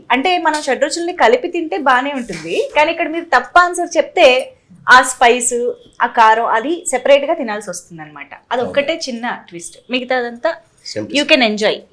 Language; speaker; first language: Telugu; native; Telugu